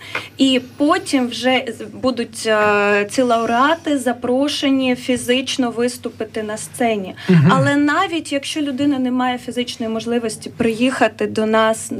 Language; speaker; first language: Ukrainian; native; Ukrainian